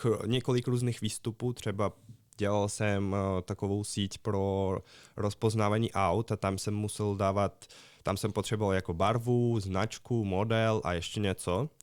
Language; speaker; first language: Czech; non-native, fluent; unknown